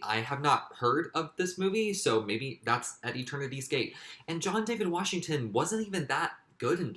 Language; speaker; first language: English; native; English